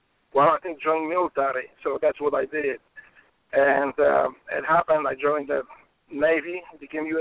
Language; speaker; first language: English; non-native, fluent; Polish